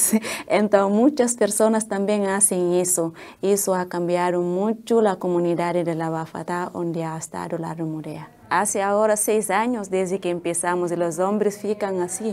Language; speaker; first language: Spanish; non-native, learner; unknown